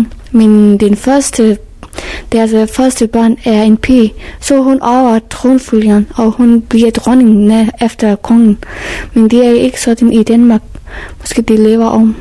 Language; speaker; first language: Danish; non-native, fluent; Persian